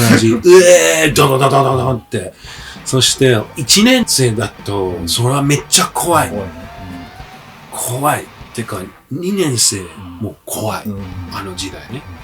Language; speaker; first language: Japanese; early bilingual, heritage; English